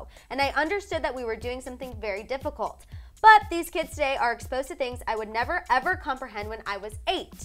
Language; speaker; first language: English; native; English